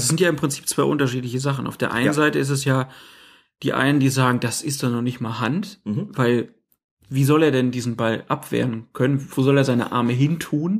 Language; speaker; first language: German; native; German